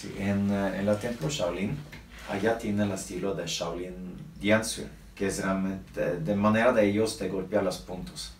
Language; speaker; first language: Spanish; non-native, learner; Norwegian